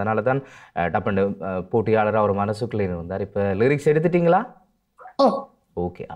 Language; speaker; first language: Tamil; native; Tamil